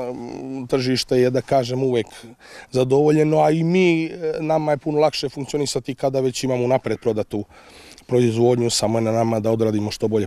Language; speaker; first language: Serbian; native; Serbian